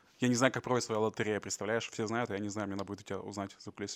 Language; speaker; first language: Russian; native; Russian